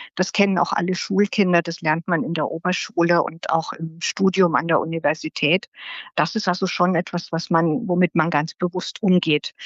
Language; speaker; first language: German; native; German